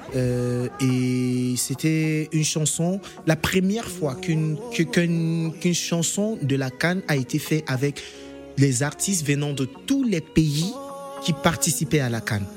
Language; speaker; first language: French; non-native, local second language; English